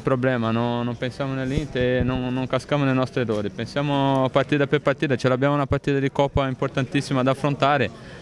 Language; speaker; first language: Italian; non-native, fluent; Portuguese